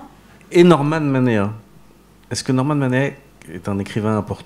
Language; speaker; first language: French; native; French